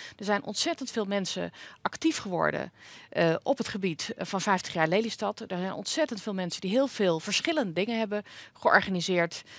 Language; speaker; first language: Dutch; native; Dutch